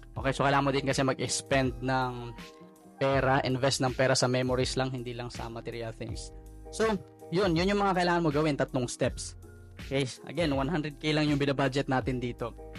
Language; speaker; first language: Filipino; non-native, local second language; Cebuano